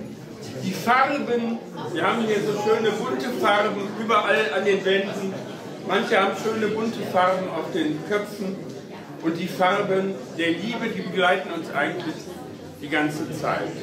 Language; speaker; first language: German; native; German